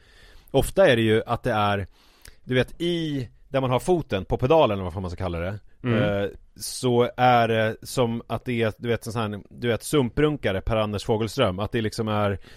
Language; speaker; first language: Swedish; native; Swedish